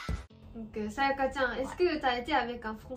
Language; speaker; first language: French; non-native, fluent; Japanese